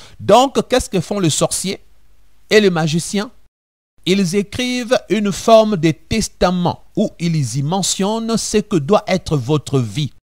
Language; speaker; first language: French; non-native, local second language; Lingala